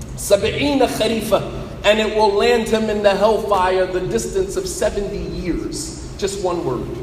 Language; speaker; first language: English; native; English